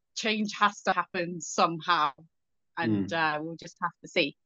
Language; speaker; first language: English; native; English